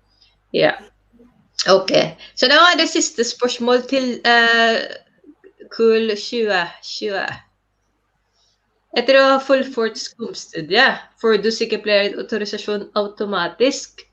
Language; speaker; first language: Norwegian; non-native, fluent; Filipino